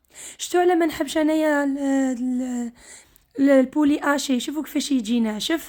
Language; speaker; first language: Arabic; native; Arabic